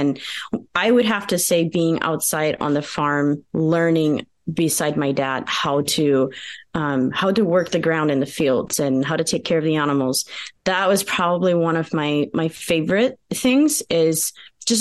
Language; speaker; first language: English; early bilingual, other home language; Pennsylvania German